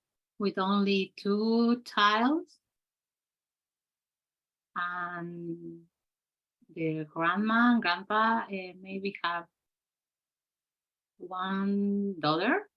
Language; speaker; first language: English; non-native, learner; Spanish